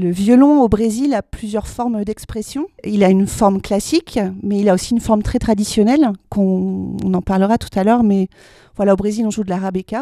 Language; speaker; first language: French; native; French